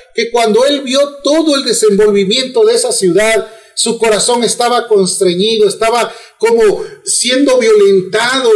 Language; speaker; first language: Spanish; native; Spanish